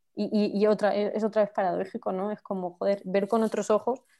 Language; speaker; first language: Spanish; native; Spanish